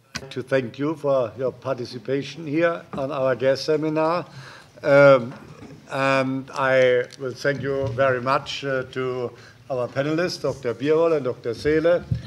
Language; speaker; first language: English; non-native, fluent; German